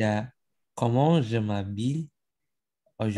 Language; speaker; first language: French; non-native, learner; Indonesian